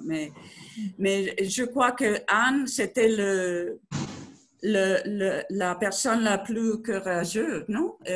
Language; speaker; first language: French; non-native, learner; Spanish